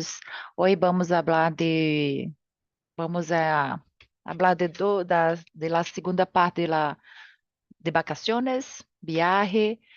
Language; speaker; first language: Spanish; non-native, learner; Portuguese